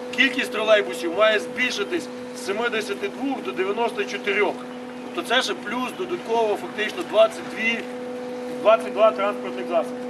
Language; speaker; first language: Ukrainian; native; Ukrainian